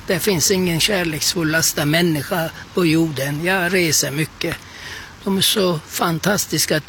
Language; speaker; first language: Swedish; non-native, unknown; Turkish